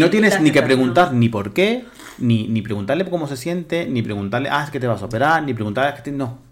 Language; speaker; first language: Spanish; native; Spanish